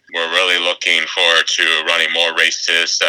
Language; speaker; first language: English; native; English